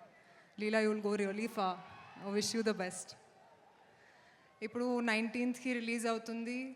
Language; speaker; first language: Telugu; non-native, local second language; Hindi